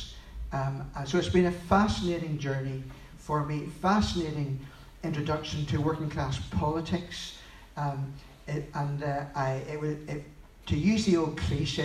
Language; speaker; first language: English; native; English